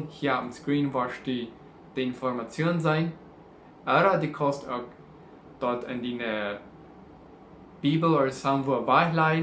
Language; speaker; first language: German; non-native, learner; Plautdietsch